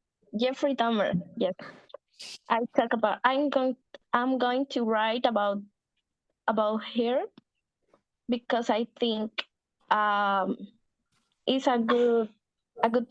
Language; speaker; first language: English; non-native, learner; Spanish